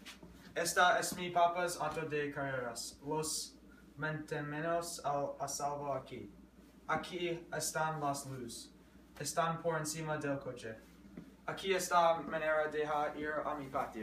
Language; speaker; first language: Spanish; non-native, learner; English